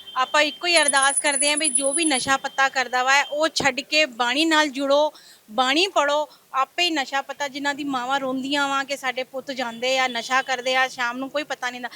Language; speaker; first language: Punjabi; non-native, local second language; Hindi